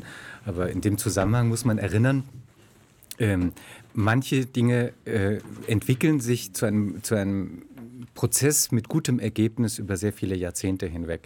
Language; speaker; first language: German; native; German